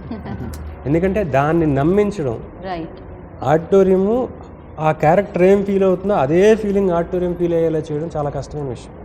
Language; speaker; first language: Telugu; native; Telugu